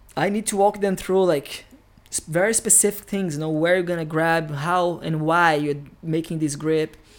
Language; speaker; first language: English; non-native, fluent; Portuguese